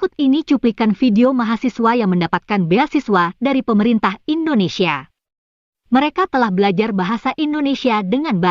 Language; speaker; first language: Indonesian; native; Indonesian